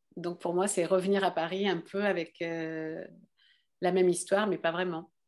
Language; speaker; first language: French; early bilingual, other home language; Arabic